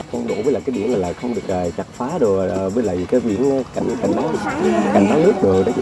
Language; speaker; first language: Vietnamese; native; Vietnamese